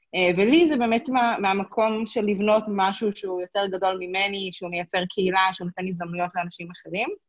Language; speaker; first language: Hebrew; native; Hebrew